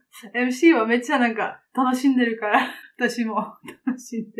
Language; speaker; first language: Japanese; non-native, learner; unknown